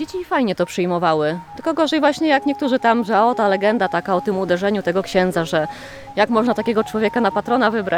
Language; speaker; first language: Polish; native; Polish